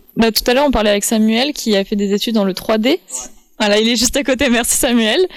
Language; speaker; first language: French; native; French